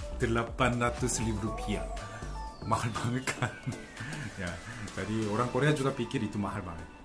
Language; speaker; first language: Indonesian; non-native, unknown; Korean